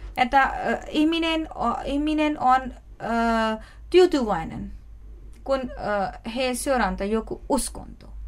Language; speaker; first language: Finnish; non-native, learner; Urdu